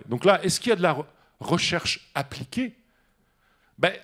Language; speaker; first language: French; native; French